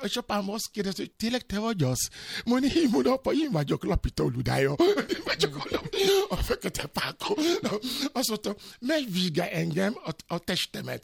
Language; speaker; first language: Hungarian; non-native, learner; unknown